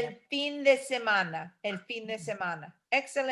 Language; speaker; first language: Spanish; non-native, fluent; English